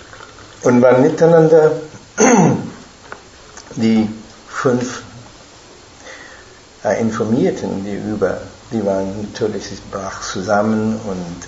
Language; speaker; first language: German; non-native, fluent; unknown